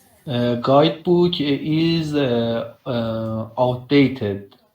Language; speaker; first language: English; non-native, learner; Persian